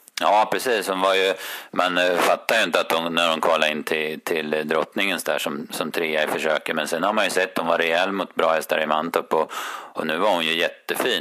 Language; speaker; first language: Swedish; native; Swedish